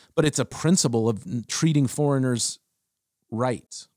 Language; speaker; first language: English; early bilingual, other home language; German